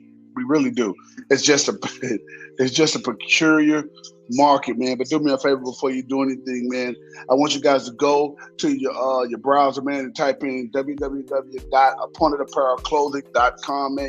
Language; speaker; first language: English; native; English